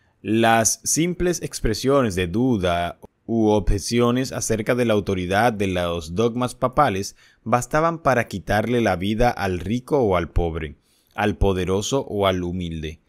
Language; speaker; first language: Spanish; native; Spanish